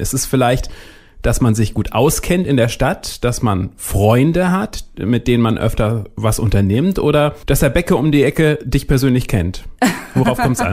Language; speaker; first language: German; native; German